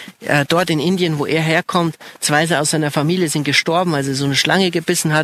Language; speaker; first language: German; native; German